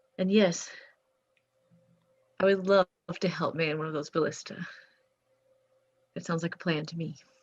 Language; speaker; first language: English; native; English